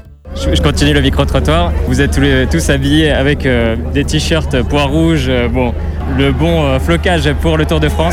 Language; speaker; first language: French; native; French